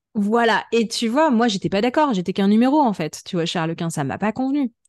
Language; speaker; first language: French; native; French